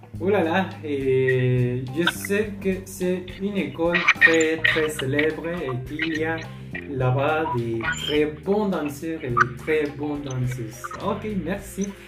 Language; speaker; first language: French; non-native, learner; Spanish